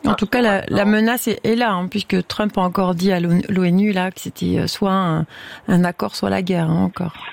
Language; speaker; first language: French; native; French